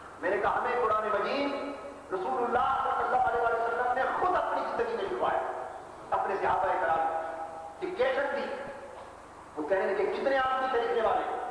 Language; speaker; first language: Urdu; non-native, local second language; Punjabi